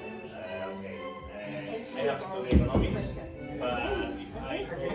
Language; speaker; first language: English; non-native, learner; Spanish